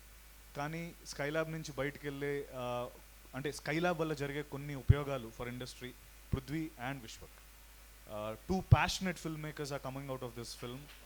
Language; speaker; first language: Telugu; native; Telugu